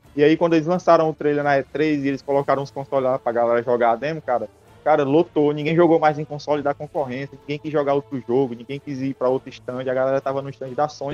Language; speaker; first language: Portuguese; native; Portuguese